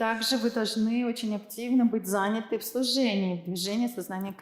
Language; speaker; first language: Russian; native; Russian